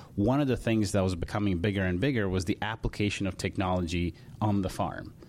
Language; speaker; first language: English; early bilingual, other home language; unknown